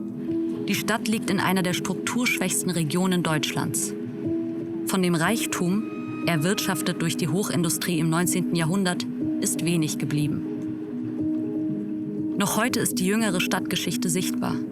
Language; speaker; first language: German; native; German